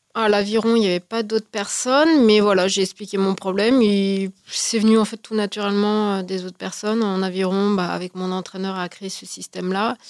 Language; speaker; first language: French; native; French